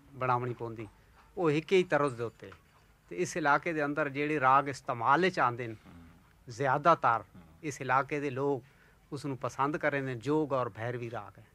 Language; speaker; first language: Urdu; non-native, local second language; Saraiki